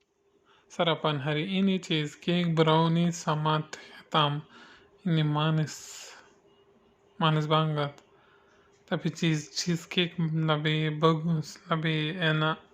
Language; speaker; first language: Indonesian; non-native, learner; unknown